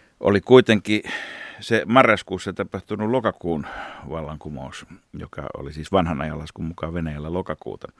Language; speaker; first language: Finnish; native; Finnish